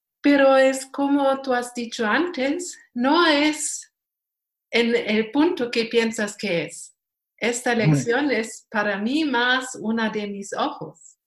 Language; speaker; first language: Spanish; non-native, learner; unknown